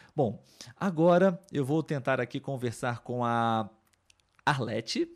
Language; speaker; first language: Portuguese; native; Portuguese